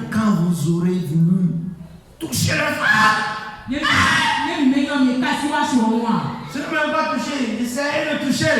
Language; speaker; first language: French; non-native, local second language; Ewe